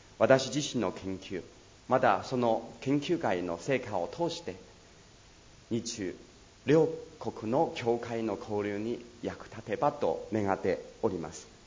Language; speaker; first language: Japanese; non-native, fluent; Chinese